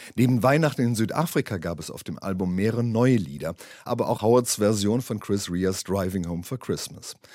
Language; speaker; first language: German; native; German